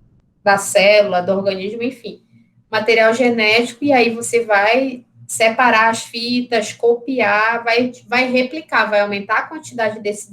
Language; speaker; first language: Portuguese; native; Portuguese